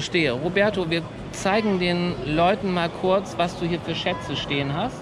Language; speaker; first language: German; native; German